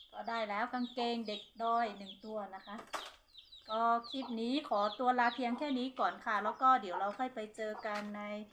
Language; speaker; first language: Thai; non-native, local second language; Hmong